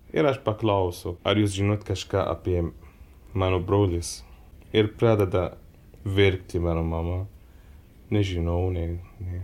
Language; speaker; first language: Lithuanian; non-native, learner; Arabic